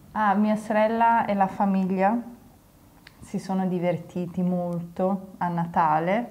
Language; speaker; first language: Italian; non-native, fluent; English